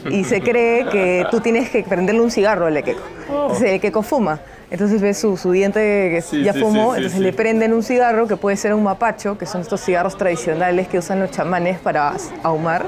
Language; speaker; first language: Spanish; native; Spanish